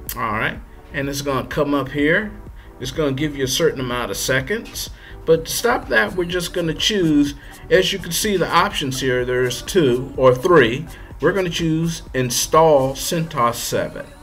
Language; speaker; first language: English; native; English